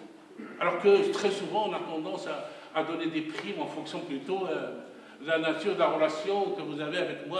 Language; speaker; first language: French; non-native, local second language; Arabic